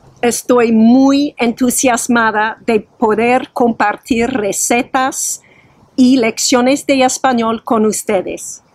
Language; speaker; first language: Spanish; non-native, fluent; English